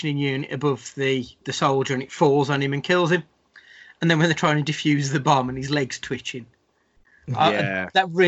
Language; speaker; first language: English; native; English